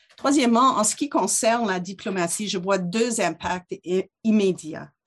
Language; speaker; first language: French; non-native, local second language; English